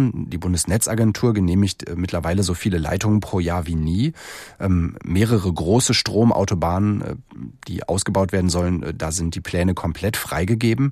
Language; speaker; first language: German; native; German